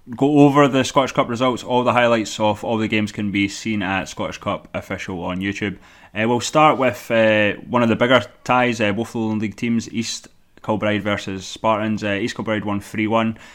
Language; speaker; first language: English; native; English